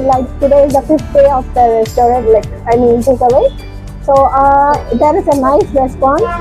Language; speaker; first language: English; non-native, local second language; Tamil